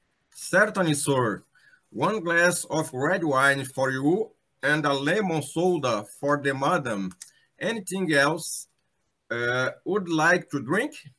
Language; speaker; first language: English; non-native, learner; Portuguese